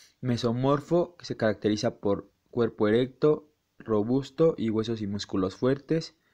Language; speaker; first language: Spanish; native; Spanish